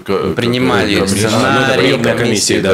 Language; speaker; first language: Russian; non-native, fluent; Latvian